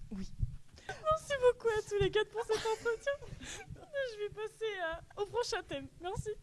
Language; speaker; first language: French; native; French